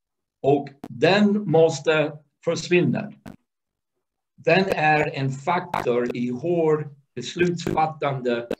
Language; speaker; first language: Swedish; non-native, fluent; English